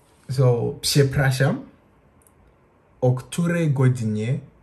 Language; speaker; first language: Polish; non-native, learner; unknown